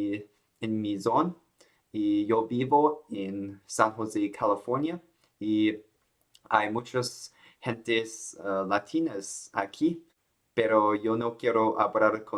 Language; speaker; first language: Spanish; non-native, learner; Chinese